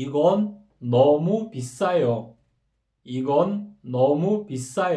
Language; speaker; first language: Korean; non-native, fluent; Kyrgyz